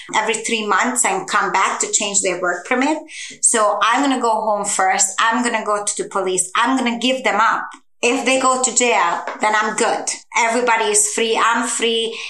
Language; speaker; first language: English; non-native, fluent; Hungarian